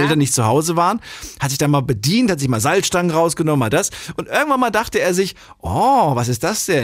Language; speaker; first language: German; native; German